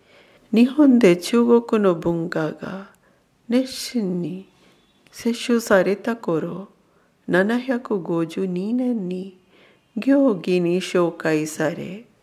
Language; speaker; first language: Japanese; non-native, fluent; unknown